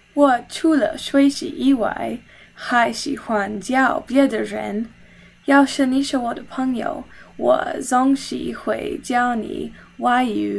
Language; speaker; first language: Chinese; non-native, learner; English